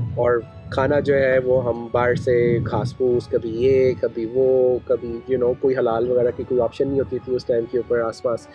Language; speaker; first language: Urdu; native; Urdu